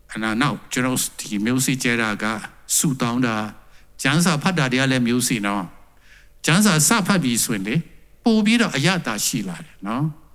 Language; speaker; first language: Burmese; non-native, local second language; Tedim Chin